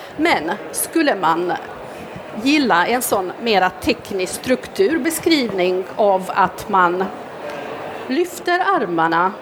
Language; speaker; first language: Swedish; non-native, fluent; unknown